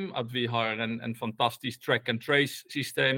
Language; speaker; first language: Swedish; non-native, fluent; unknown